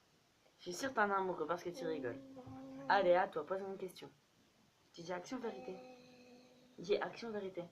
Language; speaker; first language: French; native; French